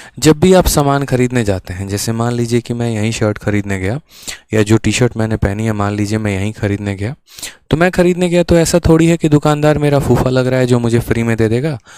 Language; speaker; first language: Hindi; native; Hindi